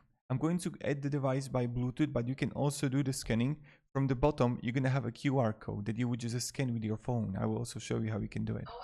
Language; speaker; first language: English; non-native, fluent; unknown